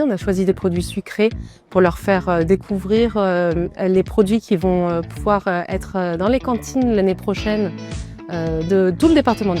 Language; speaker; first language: French; native; French